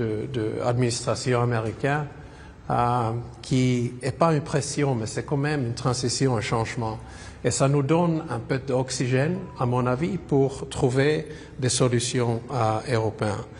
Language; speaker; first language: French; non-native, fluent; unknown